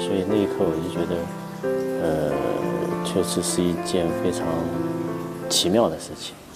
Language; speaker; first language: Chinese; native; Chinese